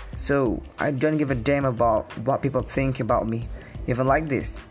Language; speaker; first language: English; non-native, learner; Indonesian